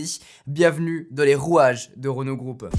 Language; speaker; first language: French; native; French